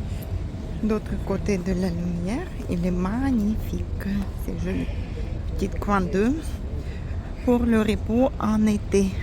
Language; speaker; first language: French; non-native, fluent; Russian